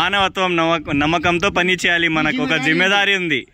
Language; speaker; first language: Telugu; native; Telugu